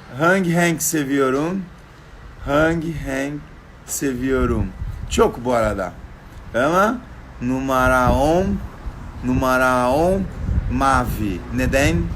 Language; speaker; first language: Turkish; non-native, learner; Portuguese